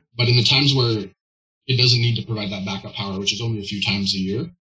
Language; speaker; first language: English; native; English